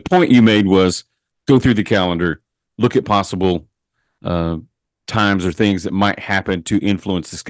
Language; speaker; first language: English; native; English